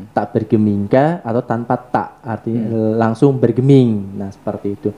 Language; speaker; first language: Indonesian; native; Indonesian